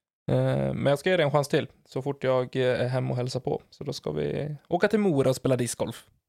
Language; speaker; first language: Swedish; native; Swedish